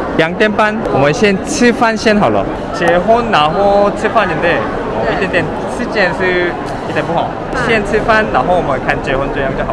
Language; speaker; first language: Chinese; non-native, learner; Korean